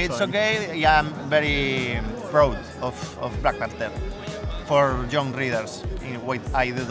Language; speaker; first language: English; non-native, learner; Spanish